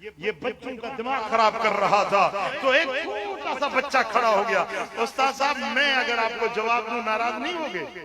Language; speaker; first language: Urdu; non-native, local second language; Sindhi